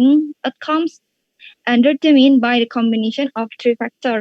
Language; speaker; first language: English; non-native, learner; Indonesian